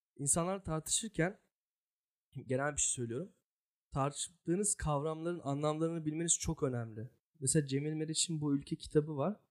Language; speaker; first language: Turkish; early bilingual, heritage; Turkish